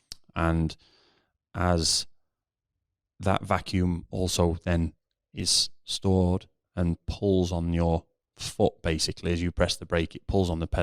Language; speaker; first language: English; native; English